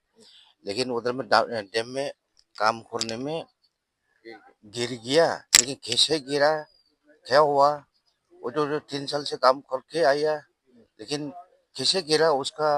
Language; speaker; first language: Hindi; non-native, local second language; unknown